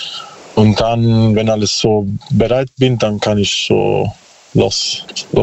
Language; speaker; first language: German; non-native, learner; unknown